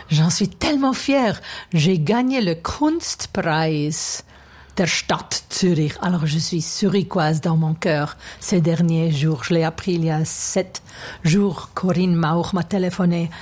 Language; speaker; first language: French; non-native, fluent; German